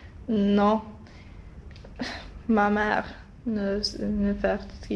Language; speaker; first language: French; non-native, learner; Swedish